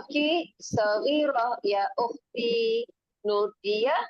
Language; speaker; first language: Arabic; non-native, learner; Malay